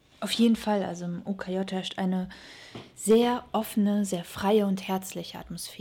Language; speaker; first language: German; native; German